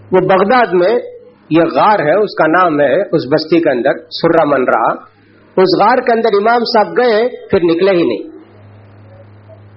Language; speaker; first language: Urdu; native; Urdu